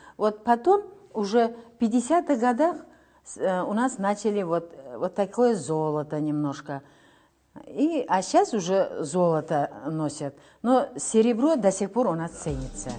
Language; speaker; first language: Russian; non-native, local second language; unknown